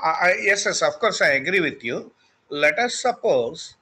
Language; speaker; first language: English; non-native, local second language; Telugu